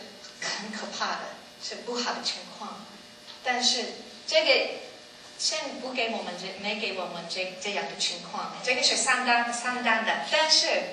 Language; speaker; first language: Chinese; non-native, learner; English